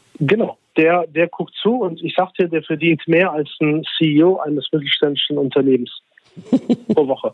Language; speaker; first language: German; early bilingual, other home language; Turkish